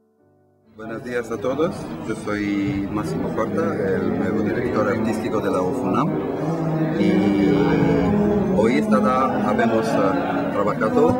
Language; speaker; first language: Spanish; non-native, fluent; Italian